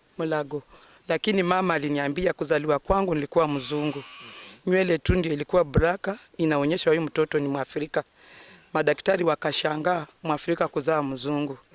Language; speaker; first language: Swahili; non-native, local second language; Luyia